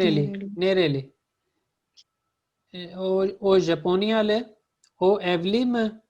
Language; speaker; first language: Turkish; non-native, fluent; Urdu